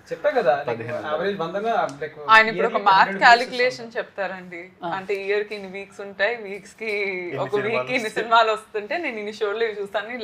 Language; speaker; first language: Telugu; native; Telugu